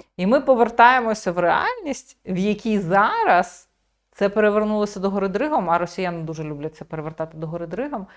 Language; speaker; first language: Ukrainian; native; Ukrainian